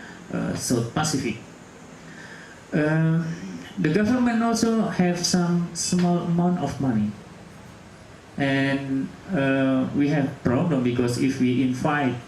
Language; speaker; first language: English; non-native, local second language; Indonesian